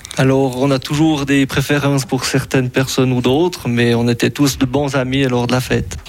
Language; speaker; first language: French; native; French